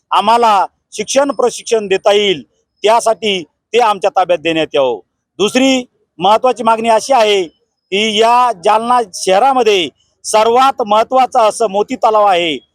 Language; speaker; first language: Marathi; native; Marathi